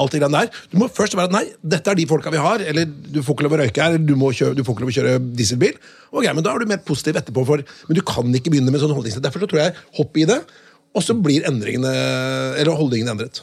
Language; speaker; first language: Norwegian; native; Norwegian